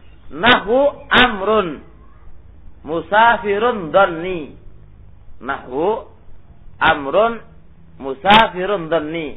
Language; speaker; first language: Arabic; non-native, local second language; Indonesian